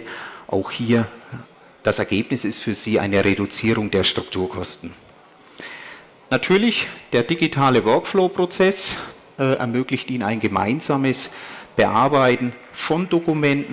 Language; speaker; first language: German; native; German